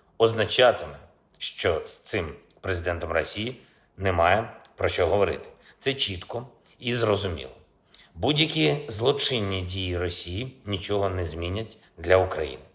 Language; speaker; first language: Ukrainian; non-native, local second language; Russian